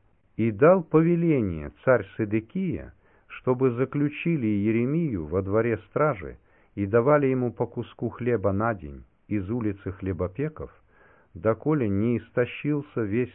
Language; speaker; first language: Russian; native; Russian